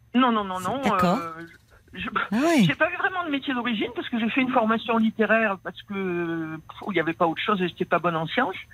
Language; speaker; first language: French; native; French